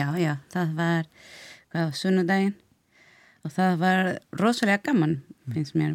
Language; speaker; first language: Icelandic; non-native, learner; Spanish